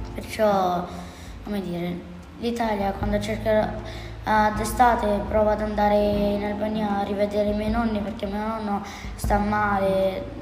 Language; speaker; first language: Italian; early bilingual, other home language; Albanian